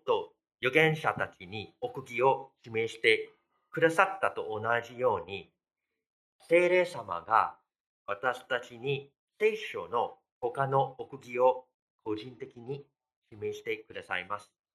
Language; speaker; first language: Japanese; non-native, fluent; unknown